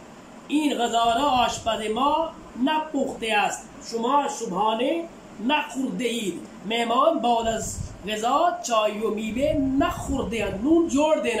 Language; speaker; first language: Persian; non-native, fluent; Urdu